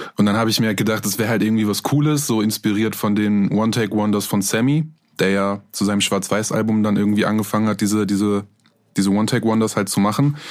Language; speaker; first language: German; native; German